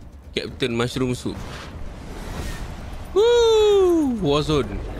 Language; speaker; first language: English; non-native, local second language; Malay